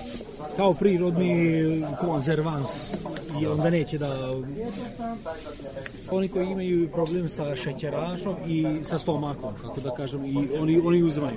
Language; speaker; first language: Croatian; non-native, local second language; Hungarian